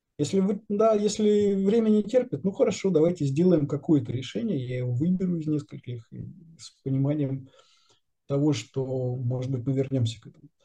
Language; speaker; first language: Russian; native; Russian